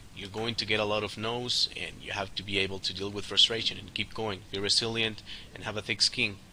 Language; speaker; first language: English; non-native, fluent; Spanish